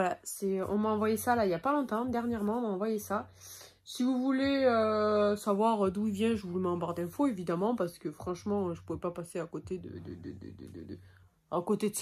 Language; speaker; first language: French; native; French